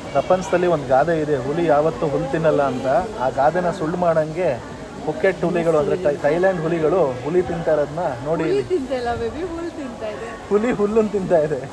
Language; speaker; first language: Kannada; native; Kannada